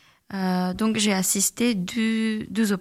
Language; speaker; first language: French; non-native, learner; Korean